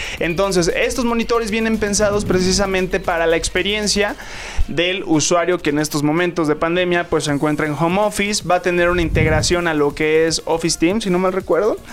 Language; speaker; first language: Spanish; native; Spanish